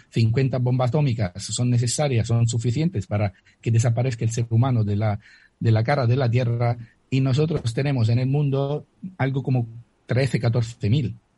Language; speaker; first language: Spanish; non-native, fluent; Italian